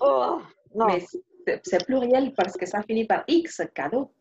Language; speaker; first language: French; non-native, fluent; Spanish